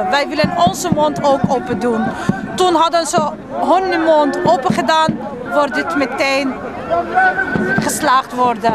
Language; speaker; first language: Dutch; non-native, fluent; Arabic